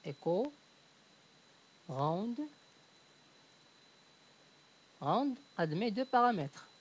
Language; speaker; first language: French; native; French